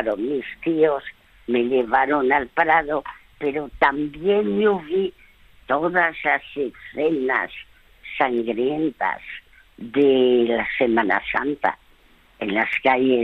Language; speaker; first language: Spanish; early bilingual, other home language; French